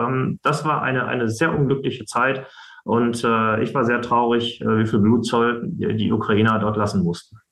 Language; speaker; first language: German; native; German